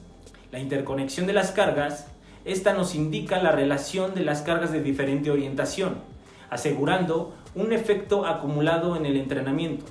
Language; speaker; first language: Spanish; native; Spanish